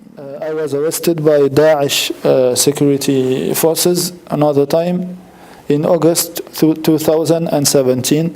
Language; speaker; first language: English; non-native, fluent; French